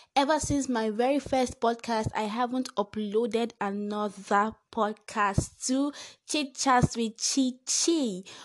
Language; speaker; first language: English; non-native, local second language; Igbo